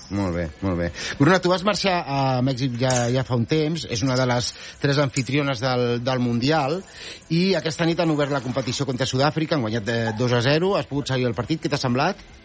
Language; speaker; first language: Catalan; native; Catalan